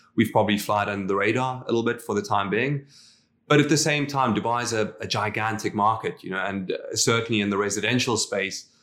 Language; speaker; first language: English; non-native, local second language; Afrikaans